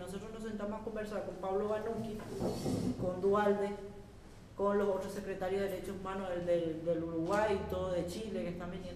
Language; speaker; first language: Spanish; native; Spanish